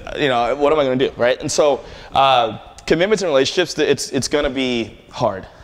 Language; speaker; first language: English; native; English